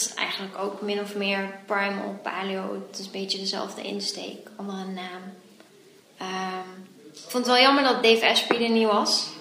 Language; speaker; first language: Dutch; native; Dutch